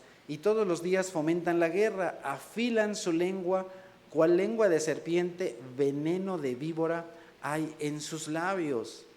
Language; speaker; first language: Spanish; native; Spanish